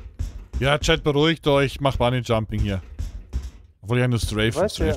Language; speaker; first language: German; native; German